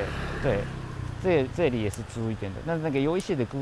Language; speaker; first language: Chinese; non-native, fluent; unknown